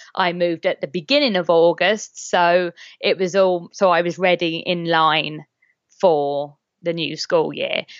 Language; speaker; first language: English; native; English